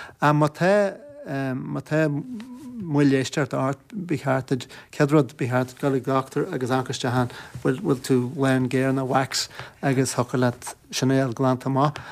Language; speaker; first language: Irish; native; Irish